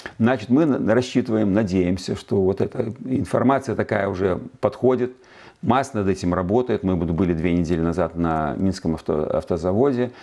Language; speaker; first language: Russian; native; Russian